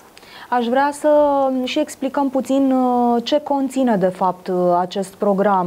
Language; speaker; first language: Romanian; native; Romanian